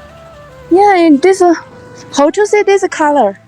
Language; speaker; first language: English; non-native, learner; Chinese